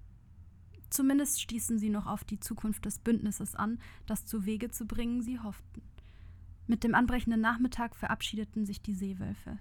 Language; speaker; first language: German; native; German